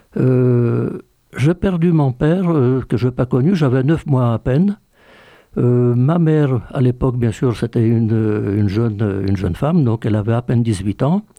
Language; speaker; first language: French; early bilingual, other home language; Polish